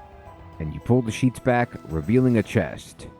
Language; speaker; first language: English; native; English